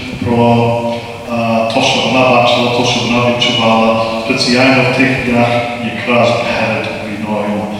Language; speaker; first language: Ukrainian; early bilingual, heritage; Ukrainian